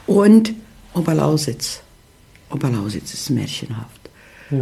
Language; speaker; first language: German; early bilingual, heritage; Czech